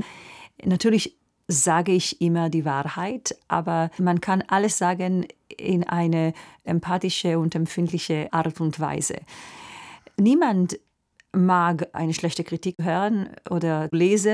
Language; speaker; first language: German; non-native, fluent; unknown